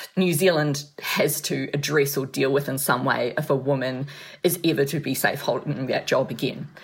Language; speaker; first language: English; native; English